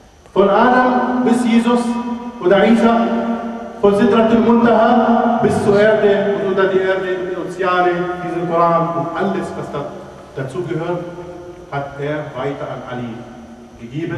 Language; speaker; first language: German; non-native, fluent; Arabic